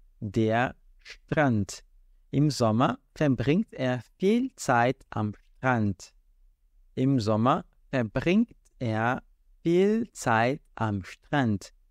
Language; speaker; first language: German; non-native, fluent; Portuguese